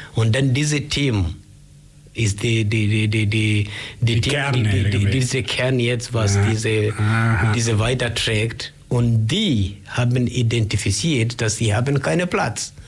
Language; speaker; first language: German; non-native, learner; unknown